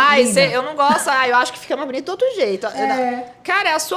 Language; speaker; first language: Portuguese; native; Portuguese